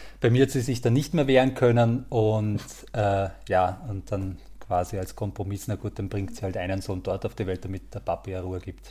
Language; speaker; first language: German; native; German